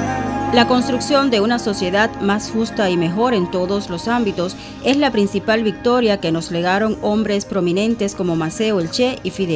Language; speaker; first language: Spanish; native; Spanish